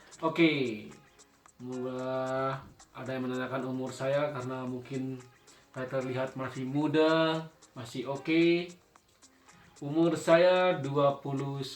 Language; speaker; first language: Indonesian; non-native, local second language; Sasak